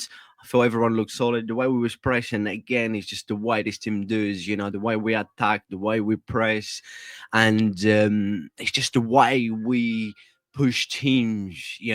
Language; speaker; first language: English; non-native, fluent; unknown